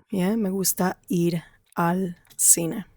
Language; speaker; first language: Spanish; non-native, fluent; English